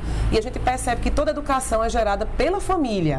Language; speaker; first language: Portuguese; native; Portuguese